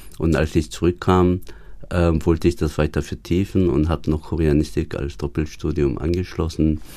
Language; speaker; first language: German; early bilingual, other home language; Korean